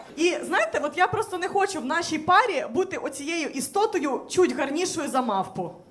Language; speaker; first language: Ukrainian; native; Ukrainian